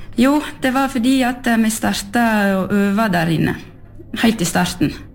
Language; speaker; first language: Norwegian; early bilingual, heritage; French